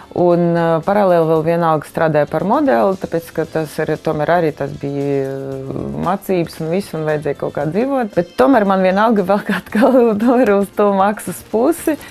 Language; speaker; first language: Latvian; non-native, fluent; Russian